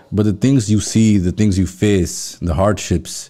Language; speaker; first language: English; native; English